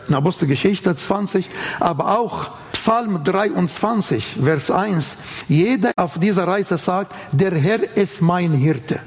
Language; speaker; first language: German; non-native, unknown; Arabic